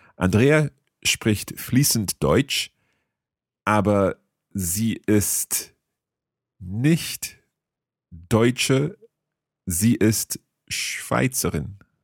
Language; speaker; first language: German; non-native, learner; English